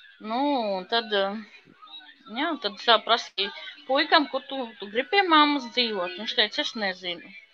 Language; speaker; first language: Latvian; native; Latvian